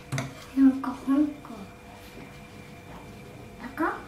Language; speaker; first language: French; non-native, learner; Vietnamese